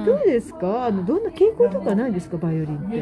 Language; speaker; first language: Japanese; native; Japanese